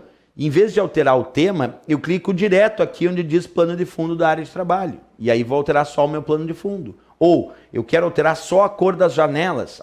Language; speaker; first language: Portuguese; native; Portuguese